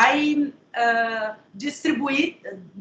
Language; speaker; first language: English; non-native, learner; Portuguese